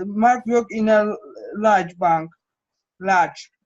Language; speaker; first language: English; non-native, fluent; Russian